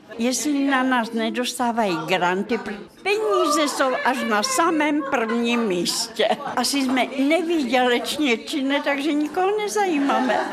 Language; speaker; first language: Czech; non-native, fluent; Russian